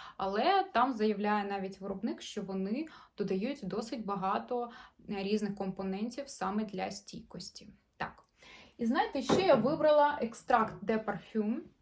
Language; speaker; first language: Ukrainian; non-native, local second language; Russian